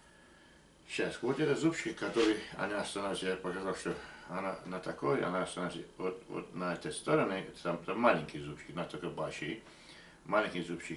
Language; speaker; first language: Russian; non-native, learner; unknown